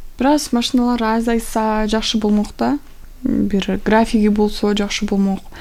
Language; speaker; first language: Kyrgyz; non-native, local second language; Russian